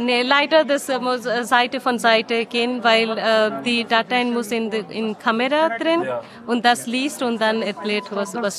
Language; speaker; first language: German; non-native, learner; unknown